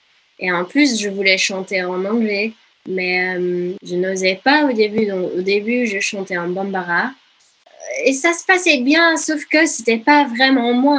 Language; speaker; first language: French; non-native, fluent; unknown